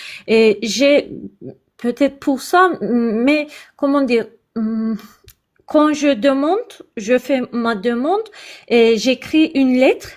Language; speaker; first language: French; non-native, learner; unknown